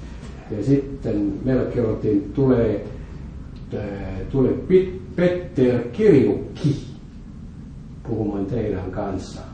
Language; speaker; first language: Finnish; non-native, fluent; French